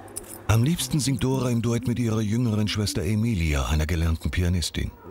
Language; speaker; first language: German; native; German